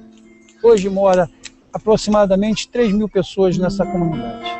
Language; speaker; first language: Portuguese; native; Portuguese